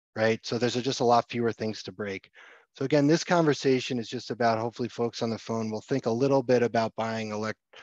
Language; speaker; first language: English; native; English